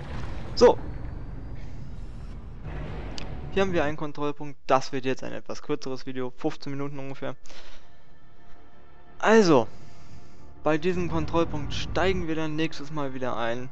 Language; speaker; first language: German; native; German